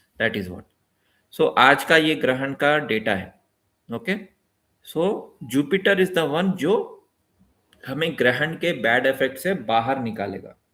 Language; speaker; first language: Hindi; non-native, local second language; Telugu